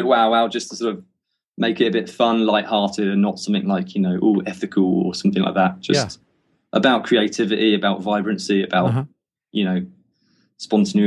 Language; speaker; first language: English; native; English